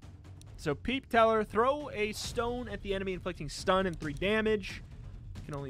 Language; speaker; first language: English; native; English